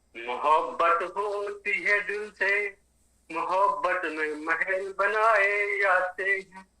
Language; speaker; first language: Hindi; native; Hindi